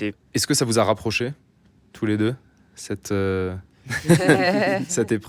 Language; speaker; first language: French; native; French